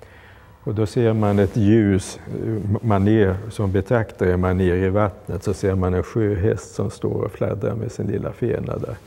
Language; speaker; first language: Swedish; native; Swedish